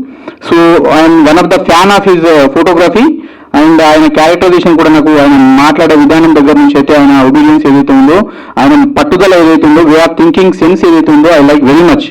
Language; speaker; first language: Telugu; native; Telugu